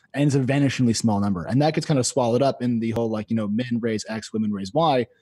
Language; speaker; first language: English; native; English